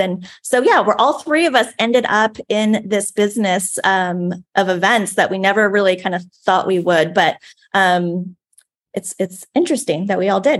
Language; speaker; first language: English; native; English